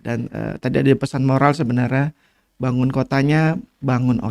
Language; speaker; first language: Indonesian; native; Indonesian